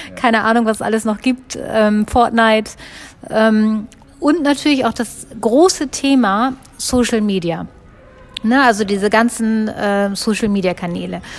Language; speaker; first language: German; native; German